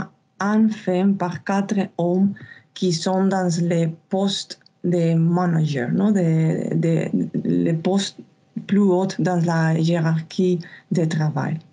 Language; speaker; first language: French; non-native, fluent; Spanish